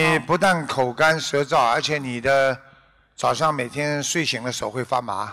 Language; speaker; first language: Chinese; native; Chinese